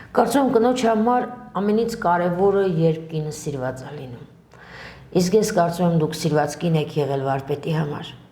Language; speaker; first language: Armenian; native; Armenian